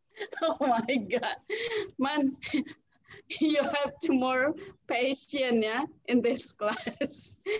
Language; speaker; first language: English; non-native, fluent; Indonesian